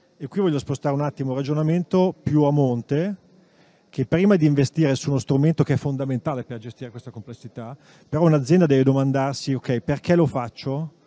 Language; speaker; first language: Italian; native; Italian